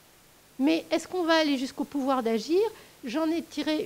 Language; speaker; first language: French; native; French